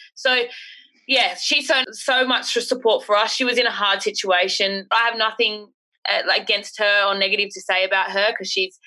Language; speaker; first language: English; native; English